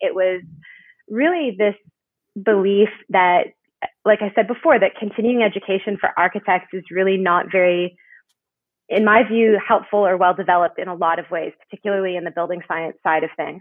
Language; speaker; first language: English; native; English